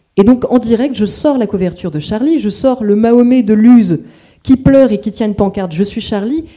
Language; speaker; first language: French; native; French